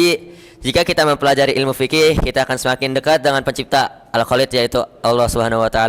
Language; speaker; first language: Indonesian; native; Indonesian